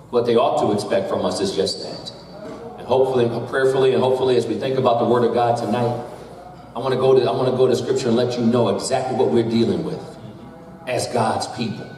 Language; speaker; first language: English; native; English